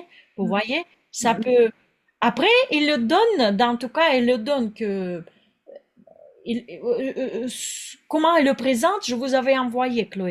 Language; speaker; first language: French; non-native, fluent; Russian